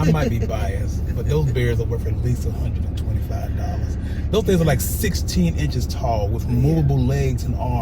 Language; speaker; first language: English; native; English